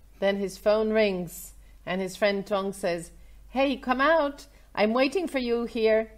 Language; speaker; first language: English; non-native, fluent; Vietnamese